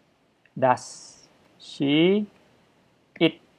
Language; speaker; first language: English; non-native, fluent; Indonesian